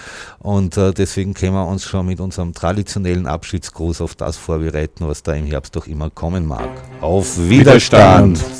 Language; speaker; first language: German; native; German